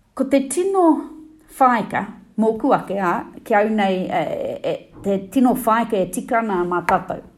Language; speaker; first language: Māori; non-native, local second language; English